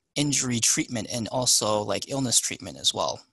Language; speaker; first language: English; native; English